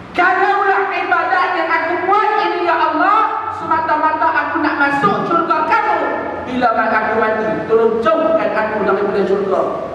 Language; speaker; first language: Malay; native; Malay